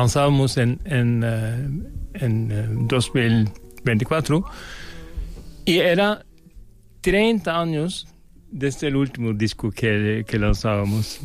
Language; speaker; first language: Spanish; non-native, fluent; Norwegian